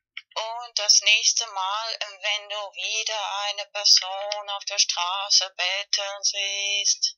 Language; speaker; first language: German; non-native, fluent; Spanish